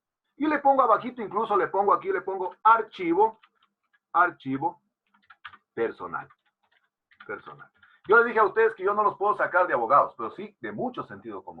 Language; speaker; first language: Spanish; native; Spanish